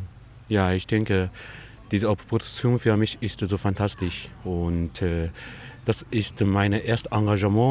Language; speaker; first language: German; non-native, learner; Chinese